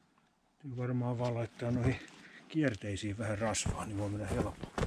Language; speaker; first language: Finnish; native; Finnish